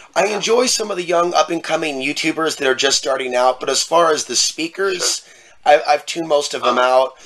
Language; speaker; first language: English; native; English